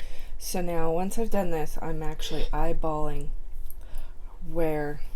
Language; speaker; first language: English; native; English